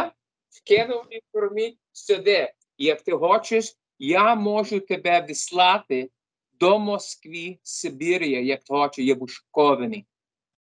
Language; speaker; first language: Ukrainian; early bilingual, heritage; Ukrainian